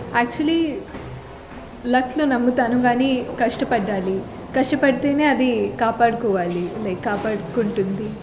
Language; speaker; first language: Telugu; non-native, learner; Tulu